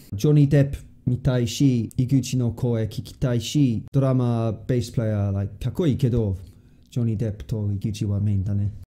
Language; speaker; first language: Japanese; non-native, fluent; English